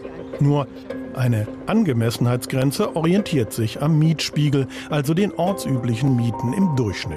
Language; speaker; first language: German; native; German